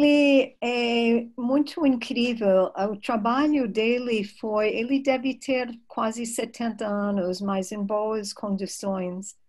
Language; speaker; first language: Portuguese; non-native, fluent; English